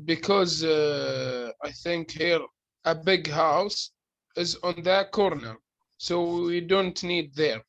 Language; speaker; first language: English; non-native, learner; Arabic